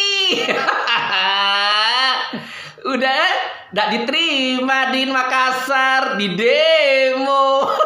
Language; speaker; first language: Indonesian; native; Indonesian